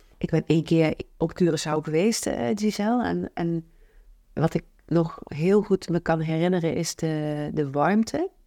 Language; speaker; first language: Dutch; native; Dutch